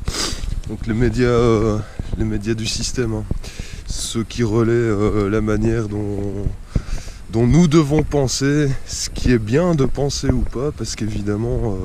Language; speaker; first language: French; native; French